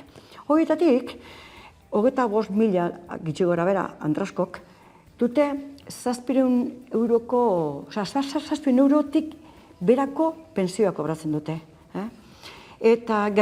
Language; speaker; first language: Basque; native; Basque